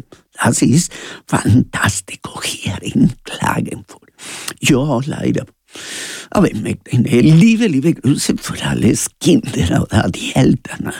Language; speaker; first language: German; non-native, learner; Spanish